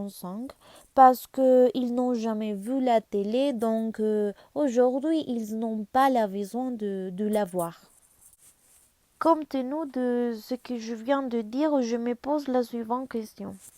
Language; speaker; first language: French; non-native, learner; Spanish